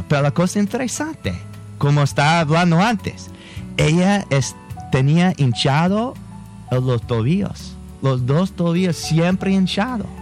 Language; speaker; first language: Spanish; non-native, fluent; English